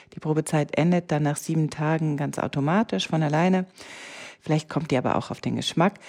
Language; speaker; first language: German; native; German